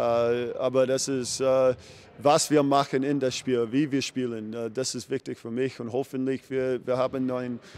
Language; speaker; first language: German; non-native, learner; English